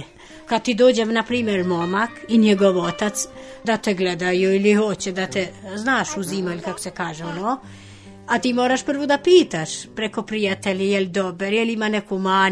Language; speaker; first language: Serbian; non-native, fluent; Albanian